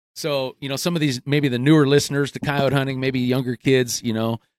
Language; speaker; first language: English; native; English